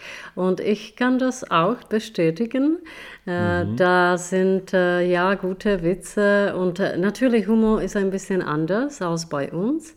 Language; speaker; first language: German; non-native, fluent; Czech